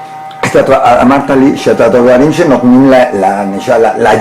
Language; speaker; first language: Hebrew; non-native, learner; Spanish